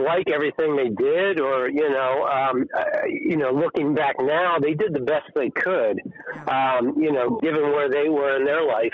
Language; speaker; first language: English; native; English